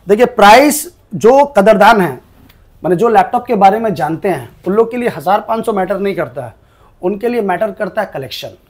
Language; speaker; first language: Hindi; non-native, local second language; Bangla